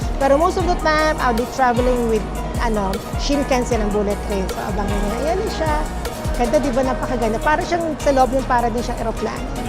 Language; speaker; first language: Filipino; native; Filipino